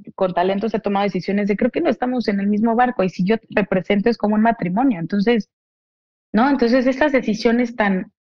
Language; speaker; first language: Spanish; native; Spanish